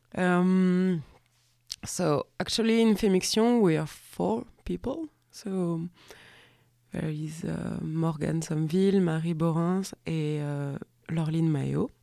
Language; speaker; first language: English; non-native, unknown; French